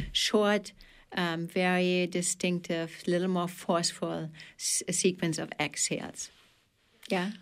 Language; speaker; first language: English; non-native, fluent; German